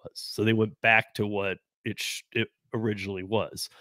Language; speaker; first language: English; native; English